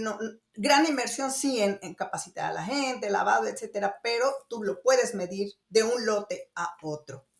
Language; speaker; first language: Spanish; native; Spanish